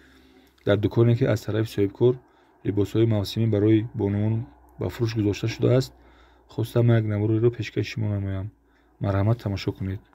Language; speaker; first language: Tajik; native; Tajik